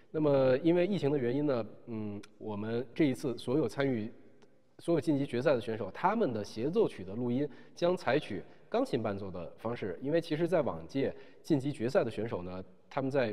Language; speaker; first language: Chinese; native; Chinese